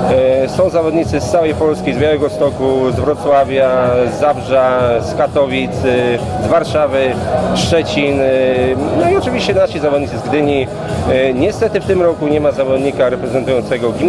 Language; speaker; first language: Polish; native; Polish